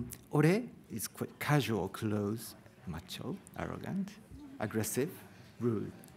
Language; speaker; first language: English; non-native, fluent; Japanese